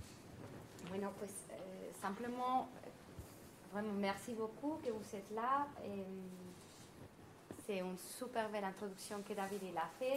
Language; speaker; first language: French; non-native, fluent; Spanish